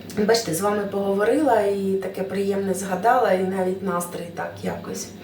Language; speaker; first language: Ukrainian; native; Ukrainian